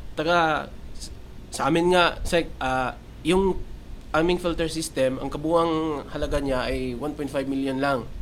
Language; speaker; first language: Filipino; non-native, local second language; Cebuano